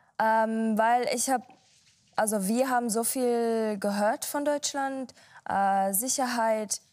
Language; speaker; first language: German; non-native, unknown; Arabic